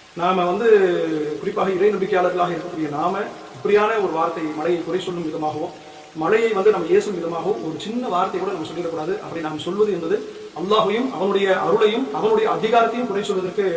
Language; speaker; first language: Tamil; native; Tamil